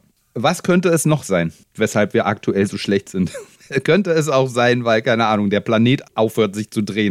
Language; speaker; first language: German; native; German